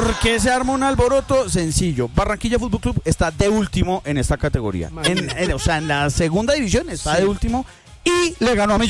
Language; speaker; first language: Spanish; native; Spanish